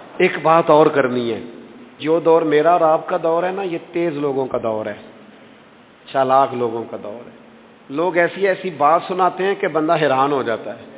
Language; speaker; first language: Urdu; non-native, local second language; Punjabi